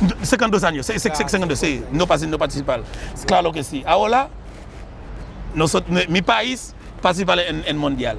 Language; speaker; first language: Spanish; non-native, learner; Haitian Creole